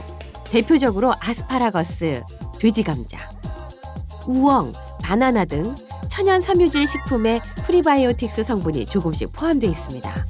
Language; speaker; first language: Korean; native; Korean